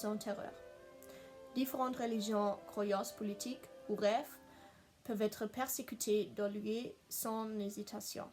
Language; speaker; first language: French; non-native, learner; German